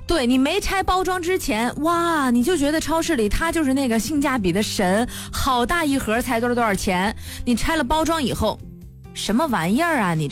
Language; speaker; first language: Chinese; native; Chinese